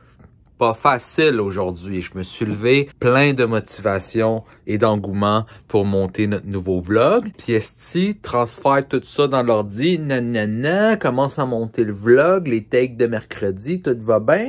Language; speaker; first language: French; native; French